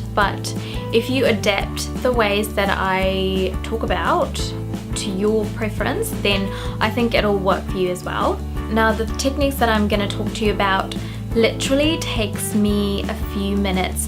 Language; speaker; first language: English; non-native, local second language; Sinhala